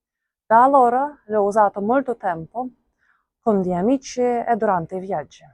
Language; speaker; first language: Italian; non-native, fluent; Russian